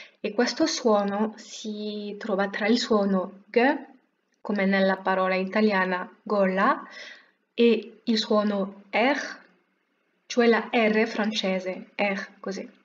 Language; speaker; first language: Italian; non-native, fluent; French